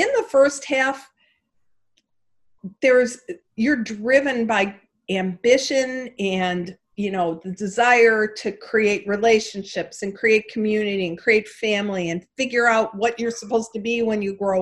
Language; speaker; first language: English; native; English